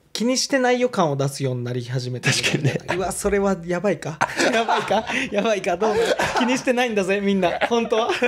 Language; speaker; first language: Japanese; early bilingual, heritage; Japanese